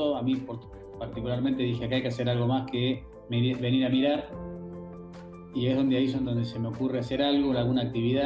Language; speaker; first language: Spanish; native; Spanish